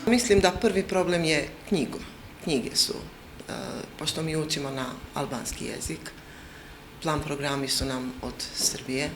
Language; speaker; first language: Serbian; non-native, local second language; Albanian